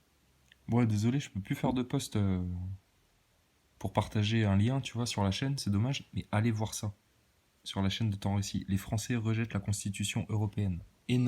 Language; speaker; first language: French; native; French